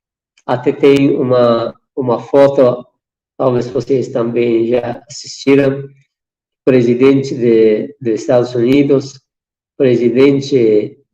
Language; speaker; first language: Portuguese; non-native, fluent; Persian